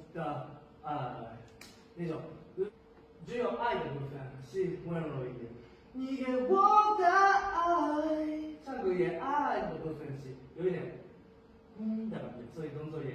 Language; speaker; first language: Chinese; non-native, learner; Japanese